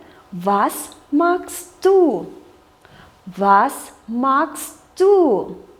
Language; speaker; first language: German; non-native, fluent; Kyrgyz